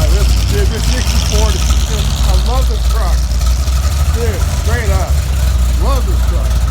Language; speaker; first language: English; native; English